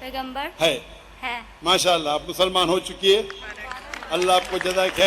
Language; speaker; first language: Hindi; non-native, local second language; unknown